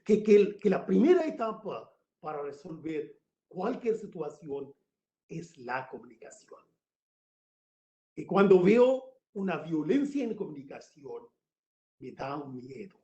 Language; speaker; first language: Spanish; non-native, fluent; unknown